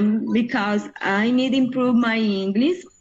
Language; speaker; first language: English; non-native, learner; Spanish